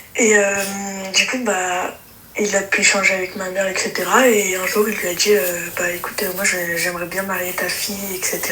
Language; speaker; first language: French; early bilingual, other home language; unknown